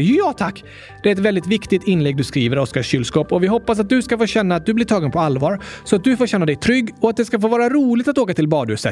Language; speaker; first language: Swedish; native; Swedish